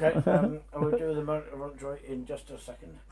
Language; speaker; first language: English; native; English